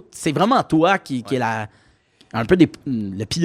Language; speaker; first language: French; native; French